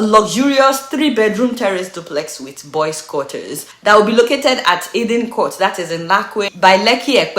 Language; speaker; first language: English; non-native, local second language; Yoruba